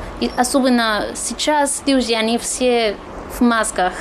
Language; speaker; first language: Russian; non-native, fluent; Chinese